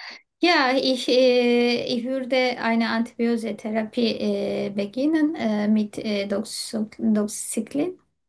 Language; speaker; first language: German; non-native, learner; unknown